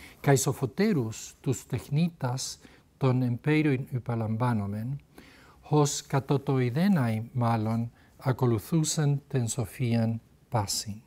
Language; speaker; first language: Greek; non-native, fluent; Spanish